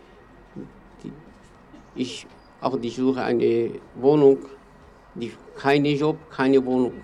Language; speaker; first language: German; non-native, learner; Kurdish